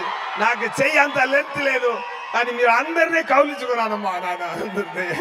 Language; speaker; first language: Telugu; non-native, fluent; Tamil